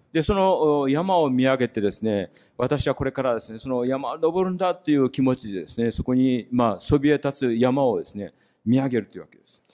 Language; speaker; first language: Japanese; native; Japanese